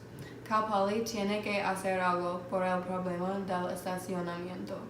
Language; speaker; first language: Spanish; non-native, learner; English